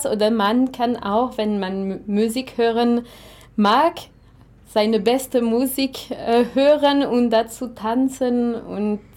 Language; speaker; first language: German; non-native, fluent; French